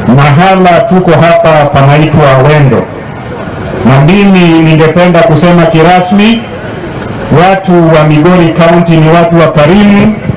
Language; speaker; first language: Swahili; non-native, local second language; Luo (Kenya and Tanzania)